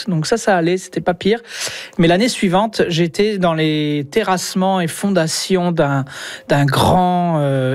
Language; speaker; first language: French; native; French